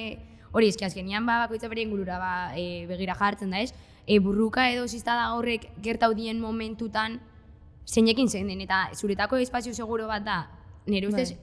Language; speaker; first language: Basque; native; Basque